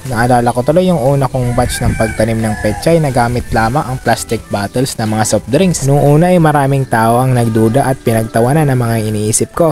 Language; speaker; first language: Filipino; non-native, local second language; Bikol